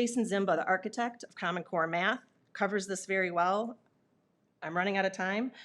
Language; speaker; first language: English; native; English